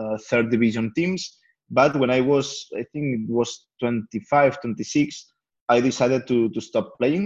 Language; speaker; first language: English; non-native, fluent; Spanish